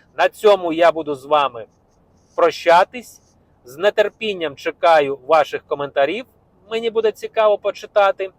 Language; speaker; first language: Ukrainian; non-native, local second language; Russian